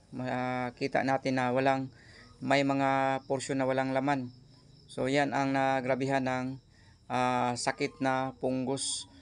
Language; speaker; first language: Filipino; non-native, local second language; Cebuano